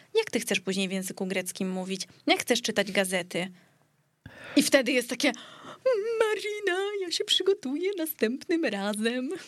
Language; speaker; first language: Polish; early bilingual, heritage; Greek